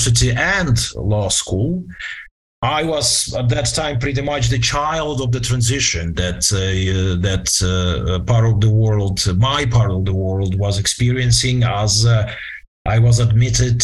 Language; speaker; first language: English; non-native, fluent; Ukrainian